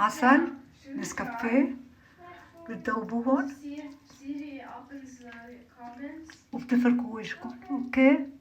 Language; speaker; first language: Arabic; native; Arabic